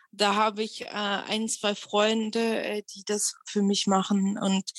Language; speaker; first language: German; early bilingual, other home language; Russian